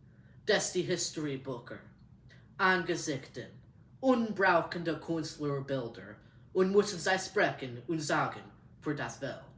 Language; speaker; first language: German; non-native, learner; English